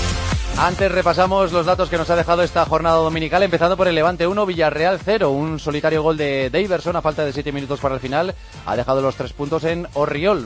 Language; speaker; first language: Spanish; native; Spanish